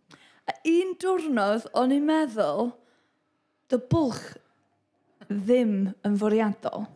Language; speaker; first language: Welsh; non-native, learner; English